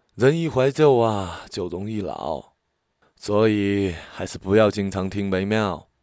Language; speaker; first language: Chinese; native; Chinese